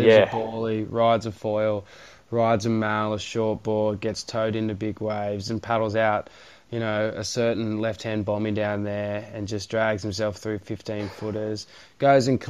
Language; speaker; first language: English; native; English